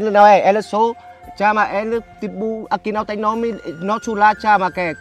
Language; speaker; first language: Portuguese; non-native, learner; Vietnamese